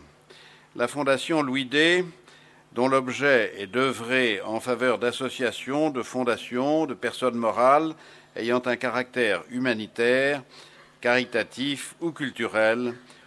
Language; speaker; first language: French; native; French